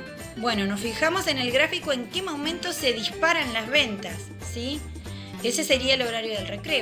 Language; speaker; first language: Spanish; native; Spanish